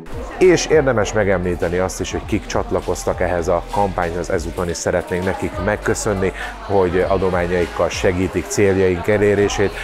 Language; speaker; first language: Hungarian; native; Hungarian